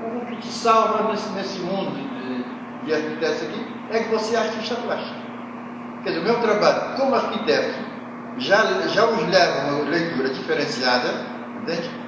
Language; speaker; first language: Portuguese; non-native, local second language; Kabuverdianu